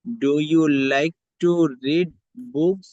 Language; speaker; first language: English; non-native, learner; Bangla